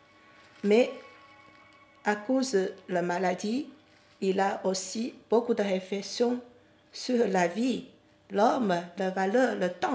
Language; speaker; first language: French; non-native, fluent; Chinese